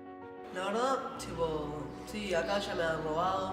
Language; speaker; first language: Spanish; early bilingual, other home language; Arabic